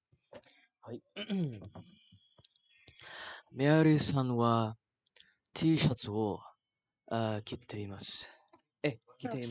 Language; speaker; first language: Japanese; non-native, learner; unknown